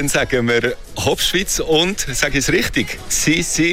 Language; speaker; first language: German; native; German